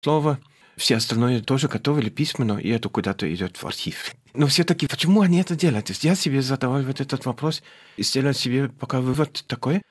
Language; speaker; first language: Russian; non-native, fluent; German